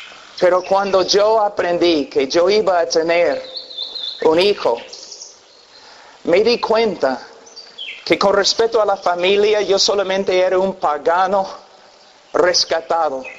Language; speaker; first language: Spanish; non-native, fluent; English